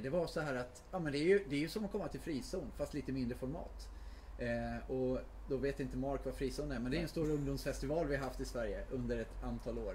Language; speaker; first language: Swedish; native; Swedish